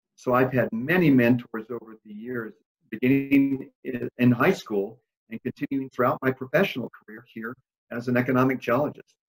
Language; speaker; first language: English; early bilingual, other home language; Spanish